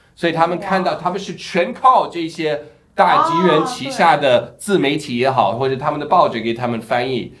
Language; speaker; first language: Chinese; non-native, fluent; English